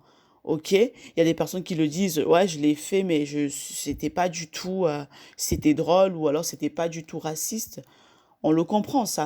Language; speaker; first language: French; native; French